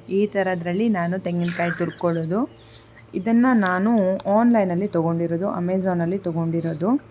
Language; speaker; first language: Kannada; non-native, local second language; Konkani